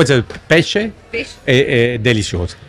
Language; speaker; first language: Italian; non-native, learner; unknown